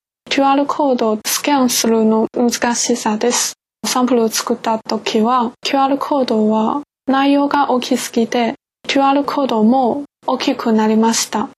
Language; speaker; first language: Japanese; non-native, fluent; Chinese